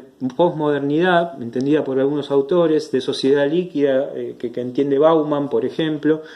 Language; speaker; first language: Spanish; native; Spanish